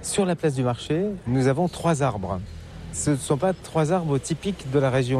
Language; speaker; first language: French; native; French